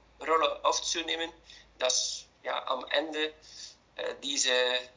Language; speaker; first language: German; non-native, fluent; Dutch